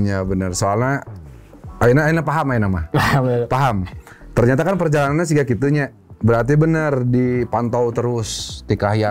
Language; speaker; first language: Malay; non-native, local second language; Sundanese